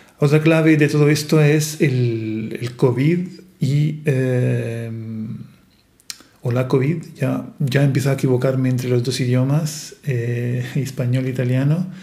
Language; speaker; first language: Spanish; non-native, fluent; Italian